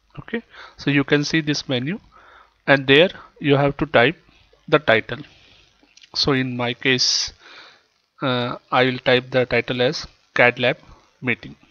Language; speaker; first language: English; non-native, local second language; Kannada